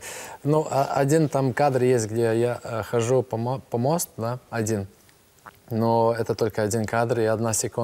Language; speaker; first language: Russian; non-native, local second language; Latvian